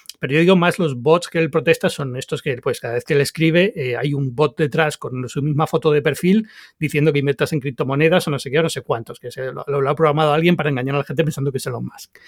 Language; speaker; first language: Spanish; native; Spanish